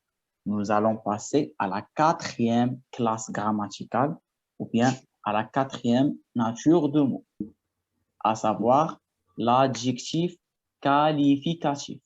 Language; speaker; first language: French; non-native, fluent; Arabic